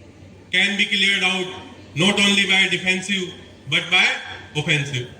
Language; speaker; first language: English; non-native, local second language; Hindi